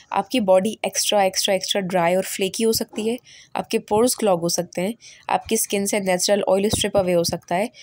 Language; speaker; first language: Urdu; native; Urdu